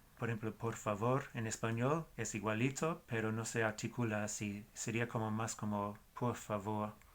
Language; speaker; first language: Spanish; non-native, fluent; English